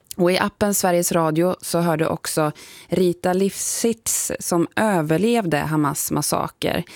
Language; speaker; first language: Swedish; native; Swedish